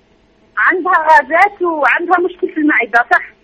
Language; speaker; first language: Arabic; native; Arabic